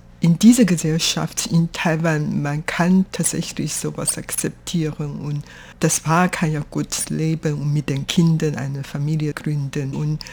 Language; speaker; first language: German; non-native, fluent; Chinese